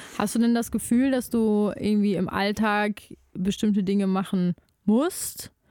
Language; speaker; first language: German; native; German